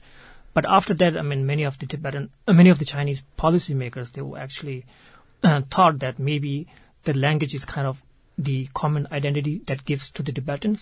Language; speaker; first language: English; non-native, local second language; Tibetan